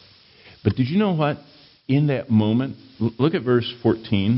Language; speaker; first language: English; native; English